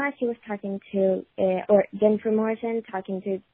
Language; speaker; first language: English; non-native, fluent; Swedish